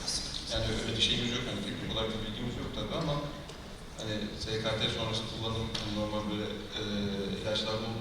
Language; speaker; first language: Turkish; native; Turkish